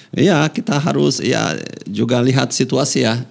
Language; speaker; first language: Indonesian; non-native, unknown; Portuguese